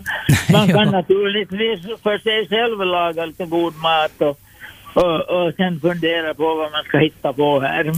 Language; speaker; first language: Swedish; native; Swedish